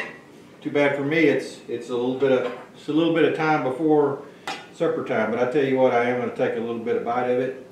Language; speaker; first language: English; native; English